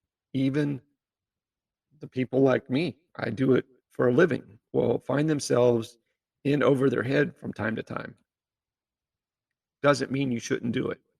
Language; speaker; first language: English; native; English